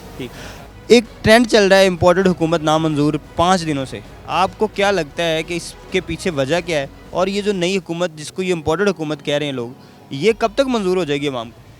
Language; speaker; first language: Urdu; native; Urdu